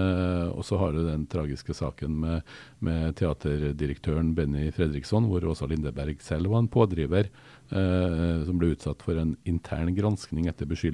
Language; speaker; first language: Norwegian; native; Norwegian